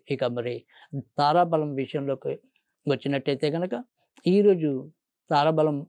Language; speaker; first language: Telugu; native; Telugu